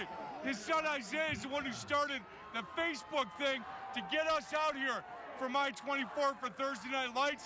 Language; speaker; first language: English; native; English